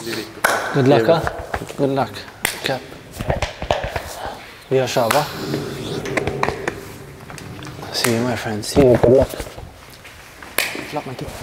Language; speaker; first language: English; non-native, fluent; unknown